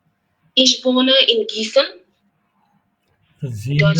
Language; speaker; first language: German; non-native, learner; Bangla